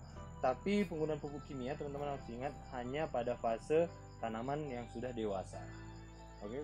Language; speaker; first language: Indonesian; native; Indonesian